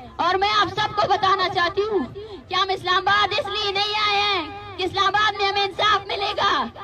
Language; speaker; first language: Urdu; non-native, local second language; Baluchi